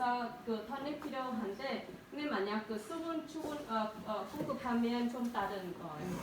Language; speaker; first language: Korean; non-native, learner; Vietnamese